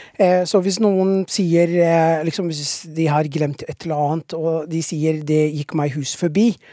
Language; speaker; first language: Norwegian; non-native, fluent; Somali